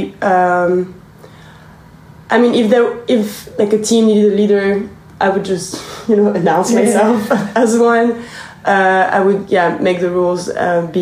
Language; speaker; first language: English; non-native, fluent; French